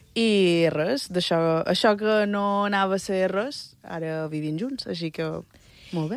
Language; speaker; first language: Catalan; early bilingual, other home language; Spanish